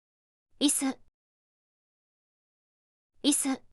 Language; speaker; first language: Japanese; native; Japanese